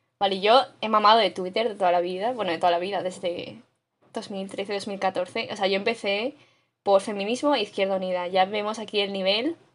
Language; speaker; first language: Spanish; native; Spanish